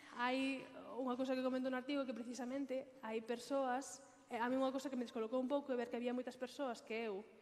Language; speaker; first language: Galician; non-native, local second language; Spanish